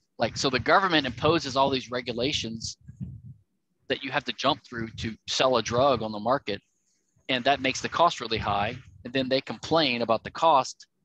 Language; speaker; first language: English; native; English